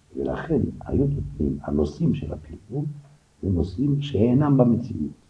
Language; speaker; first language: Hebrew; non-native, fluent; French